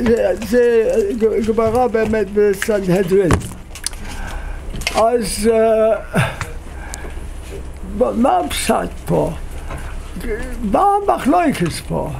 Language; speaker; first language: Hebrew; non-native, fluent; English